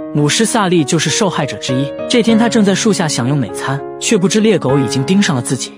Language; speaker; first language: Chinese; native; Chinese